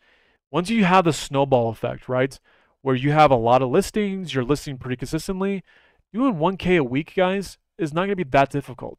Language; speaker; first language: English; native; English